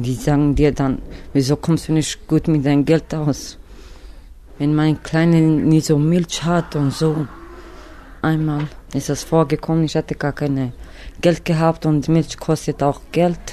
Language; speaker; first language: German; non-native, learner; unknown